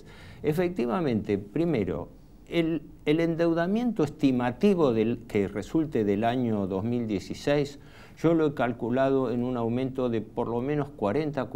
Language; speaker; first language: Spanish; native; Spanish